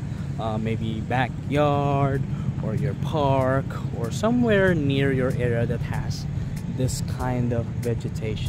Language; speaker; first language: English; non-native, local second language; Filipino